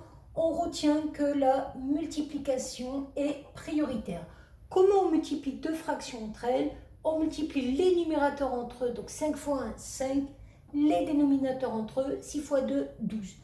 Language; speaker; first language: French; native; French